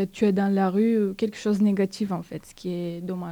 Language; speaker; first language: French; non-native, fluent; Bulgarian